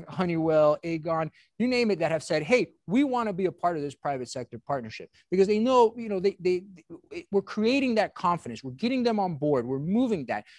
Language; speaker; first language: English; native; English